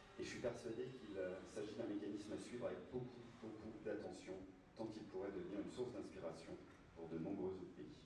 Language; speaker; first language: French; native; French